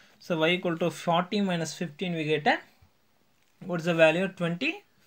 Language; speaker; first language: English; non-native, local second language; Tamil